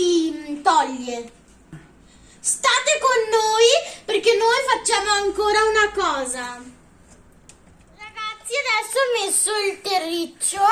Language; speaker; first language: Italian; early bilingual, other home language; Urdu